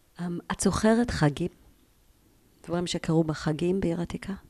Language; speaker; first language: Hebrew; native; Hebrew